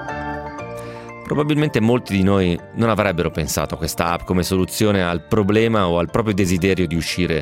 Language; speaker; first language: Italian; native; Italian